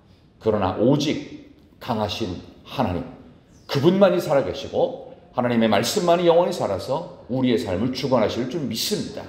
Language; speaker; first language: Korean; native; Korean